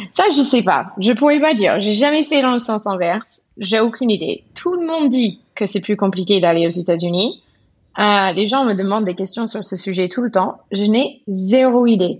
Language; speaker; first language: French; non-native, fluent; English